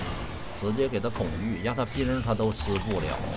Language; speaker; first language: Chinese; native; Chinese